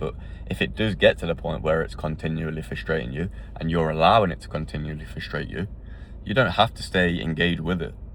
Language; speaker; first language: English; native; English